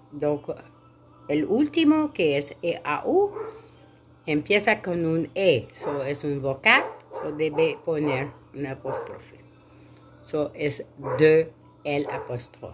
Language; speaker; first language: Spanish; non-native, learner; French